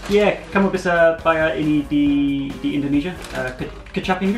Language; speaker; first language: Indonesian; non-native, learner; English